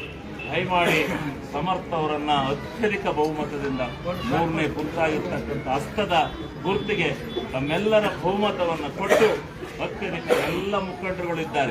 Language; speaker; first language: Kannada; native; Kannada